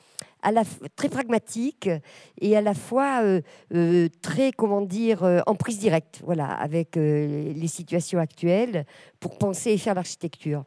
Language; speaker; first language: French; native; French